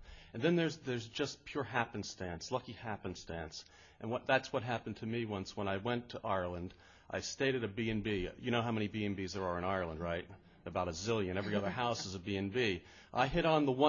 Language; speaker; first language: English; native; English